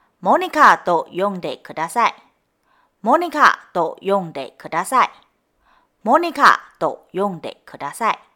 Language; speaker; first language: Japanese; non-native, fluent; Chinese